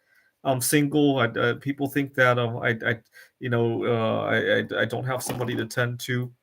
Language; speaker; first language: English; native; English